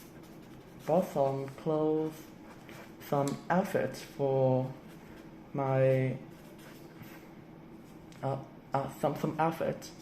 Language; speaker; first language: English; non-native, learner; Vietnamese